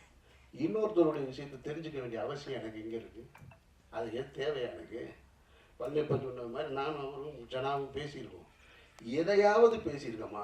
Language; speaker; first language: Tamil; native; Tamil